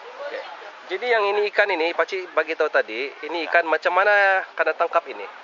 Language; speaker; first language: Indonesian; non-native, local second language; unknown